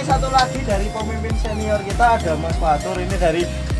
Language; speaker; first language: Indonesian; non-native, local second language; Javanese